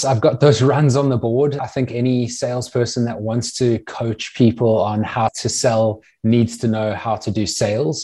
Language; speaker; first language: English; native; English